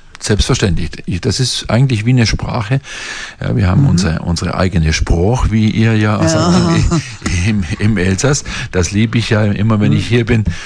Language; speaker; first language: German; native; German